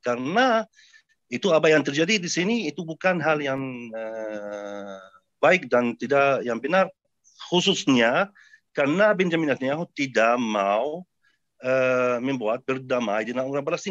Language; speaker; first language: Indonesian; non-native, fluent; Arabic